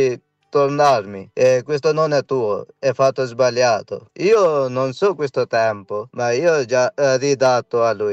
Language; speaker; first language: Italian; non-native, learner; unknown